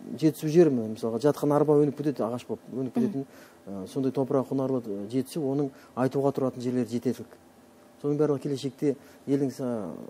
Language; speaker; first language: Kazakh; native; Kazakh